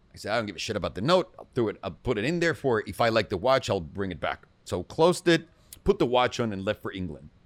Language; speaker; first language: English; non-native, fluent; Spanish